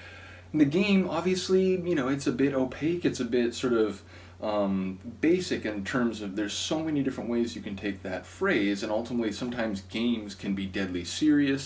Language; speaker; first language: English; native; English